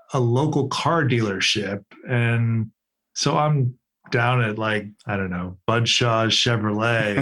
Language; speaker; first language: English; native; English